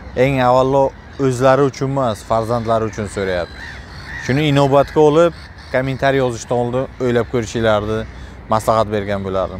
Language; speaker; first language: Uzbek; native; Uzbek